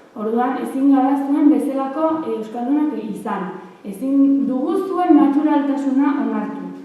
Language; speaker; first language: Basque; native; Basque